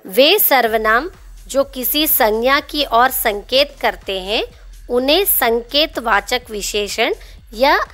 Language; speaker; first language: Hindi; non-native, local second language; Telugu